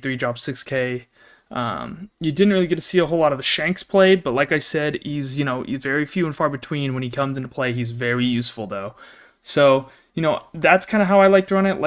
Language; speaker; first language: English; native; English